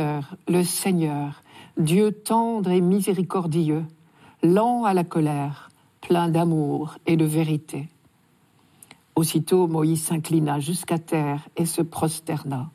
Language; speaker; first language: French; native; French